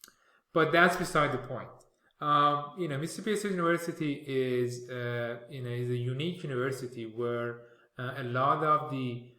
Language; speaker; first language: English; non-native, fluent; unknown